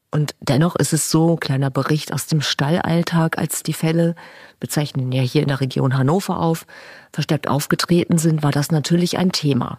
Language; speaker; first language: German; native; German